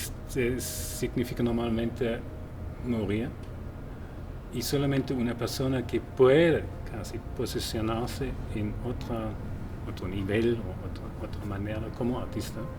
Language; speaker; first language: Spanish; non-native, fluent; German